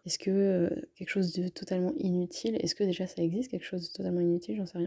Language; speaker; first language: French; native; French